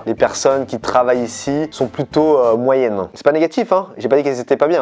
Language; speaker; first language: French; native; French